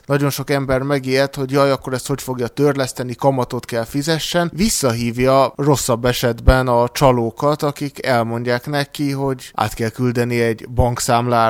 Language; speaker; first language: Hungarian; native; Hungarian